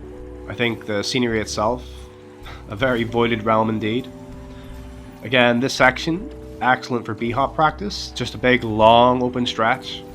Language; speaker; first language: English; native; English